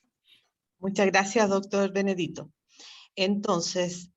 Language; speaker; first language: Spanish; native; Spanish